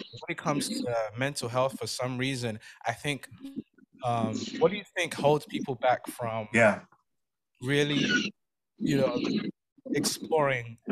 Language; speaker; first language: English; native; English